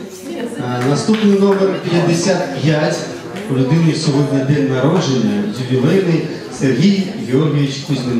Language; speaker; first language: Ukrainian; native; Ukrainian